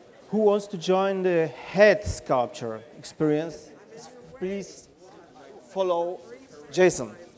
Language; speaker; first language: English; non-native, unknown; Polish